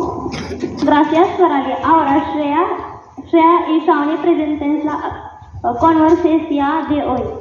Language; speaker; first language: Spanish; non-native, learner; Marathi